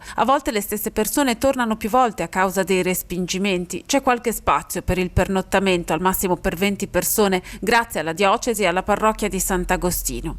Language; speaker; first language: Italian; native; Italian